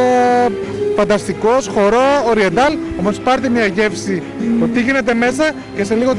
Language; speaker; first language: Greek; native; Greek